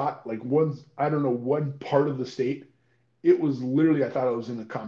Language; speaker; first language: English; native; English